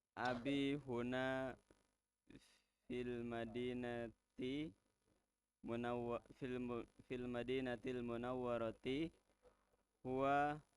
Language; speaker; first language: Arabic; non-native, learner; Indonesian